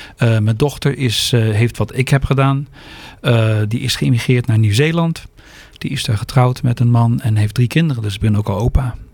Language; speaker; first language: Dutch; native; Dutch